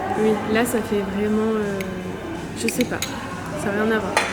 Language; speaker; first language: French; native; French